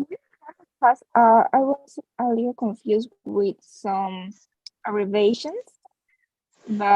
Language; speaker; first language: English; non-native, learner; Spanish